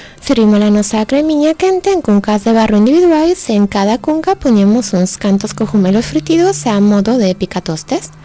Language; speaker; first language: Galician; native; Galician